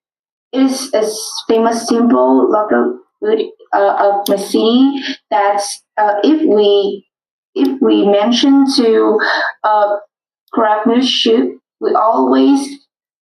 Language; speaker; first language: English; non-native, learner; Vietnamese